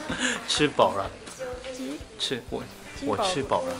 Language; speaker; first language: Chinese; non-native, fluent; Japanese